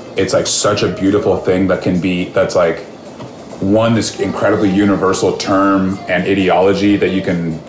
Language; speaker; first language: English; native; English